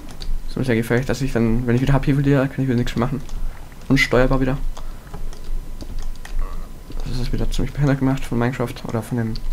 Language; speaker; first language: German; native; German